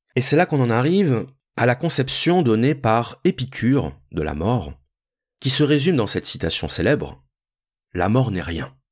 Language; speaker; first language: French; native; French